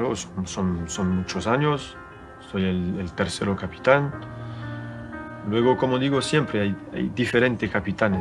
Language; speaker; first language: Spanish; non-native, learner; French